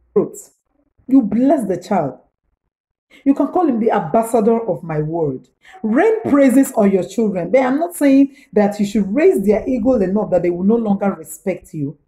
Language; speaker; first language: English; non-native, local second language; Igbo